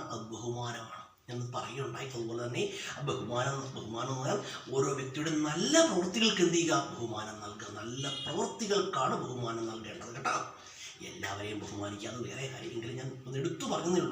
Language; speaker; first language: Malayalam; native; Malayalam